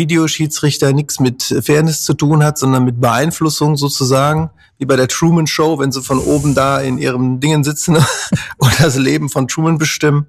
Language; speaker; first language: German; native; German